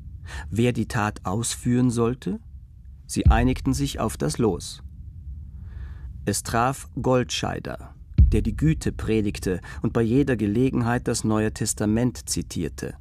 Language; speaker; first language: German; native; German